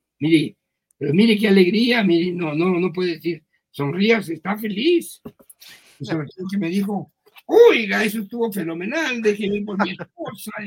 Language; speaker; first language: Spanish; early bilingual, other home language; Yiddish